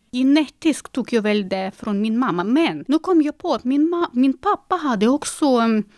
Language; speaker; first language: Swedish; non-native, fluent; Russian